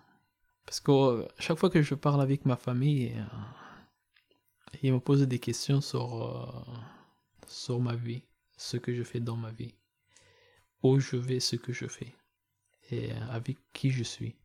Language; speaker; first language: French; non-native, learner; Persian